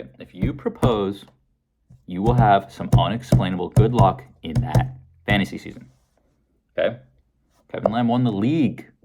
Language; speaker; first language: English; native; English